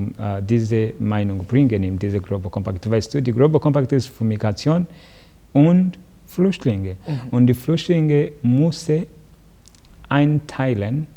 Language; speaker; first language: German; non-native, learner; Kinyarwanda